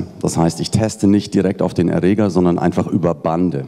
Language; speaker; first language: German; native; German